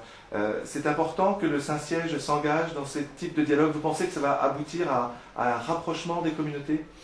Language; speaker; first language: French; native; French